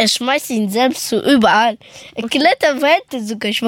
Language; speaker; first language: German; early bilingual, other home language; Persian